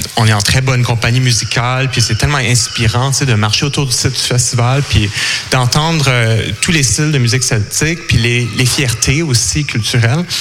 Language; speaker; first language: French; native; French